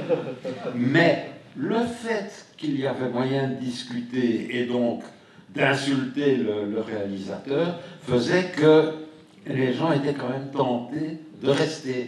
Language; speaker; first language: French; native; French